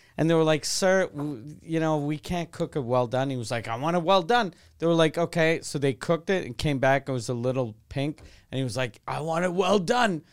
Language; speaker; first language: English; non-native, local second language; French